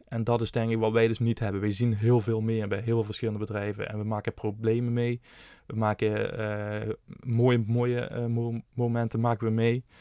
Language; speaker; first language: Dutch; native; Dutch